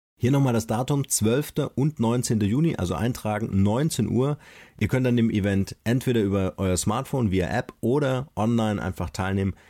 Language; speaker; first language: German; native; German